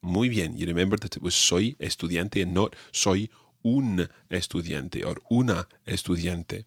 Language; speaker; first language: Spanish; non-native, fluent; English